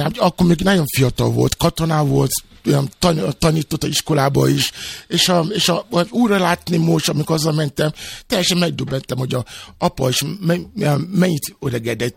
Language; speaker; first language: Hungarian; non-native, fluent; Yoruba